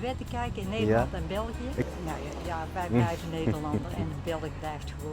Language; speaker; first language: Dutch; native; Dutch